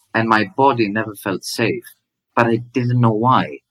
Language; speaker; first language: English; non-native, fluent; Greek